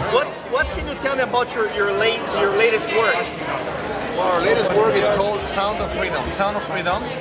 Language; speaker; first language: English; non-native, fluent; Portuguese